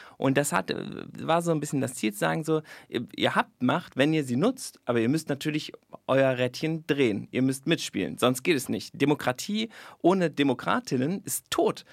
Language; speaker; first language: German; native; German